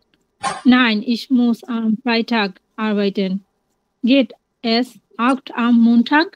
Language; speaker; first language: German; non-native, learner; Bangla